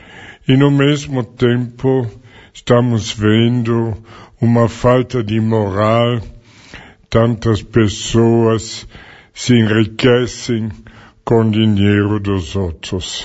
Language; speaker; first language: Portuguese; non-native, fluent; German